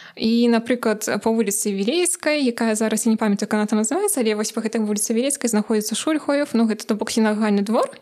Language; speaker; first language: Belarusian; native; Belarusian